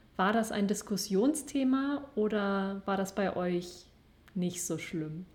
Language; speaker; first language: German; native; German